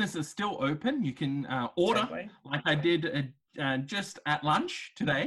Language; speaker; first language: English; native; English